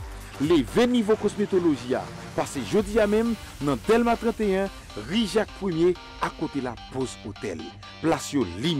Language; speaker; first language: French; non-native, local second language; Haitian Creole